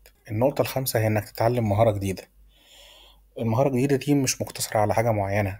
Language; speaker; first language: Arabic; native; Arabic